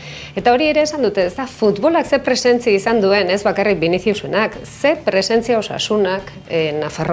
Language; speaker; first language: Basque; native; Basque